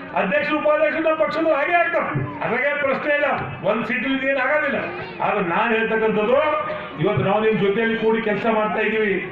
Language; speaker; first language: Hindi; non-native, local second language; Kannada